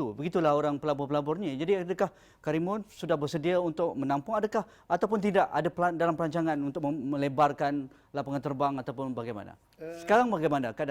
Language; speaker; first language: Malay; native; Malay